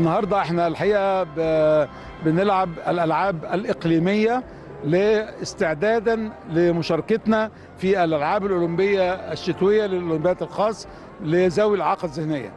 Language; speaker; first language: Arabic; native; Arabic